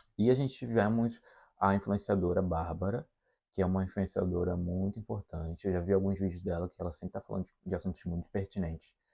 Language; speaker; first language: Portuguese; native; Portuguese